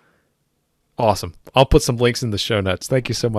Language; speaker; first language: English; native; English